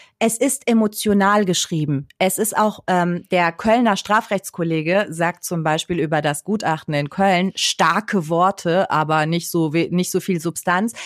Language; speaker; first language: German; early bilingual, other home language; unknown